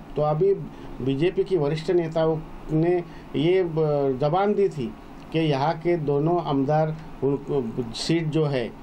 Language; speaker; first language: Hindi; non-native, local second language; Marathi